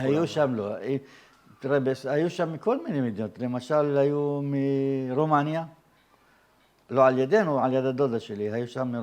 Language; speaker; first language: Hebrew; early bilingual, other home language; Arabic